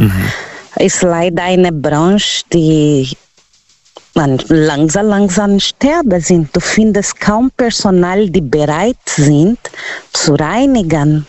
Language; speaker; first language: German; non-native, learner; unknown